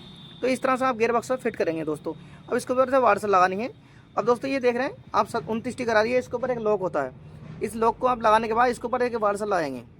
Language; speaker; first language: Hindi; native; Hindi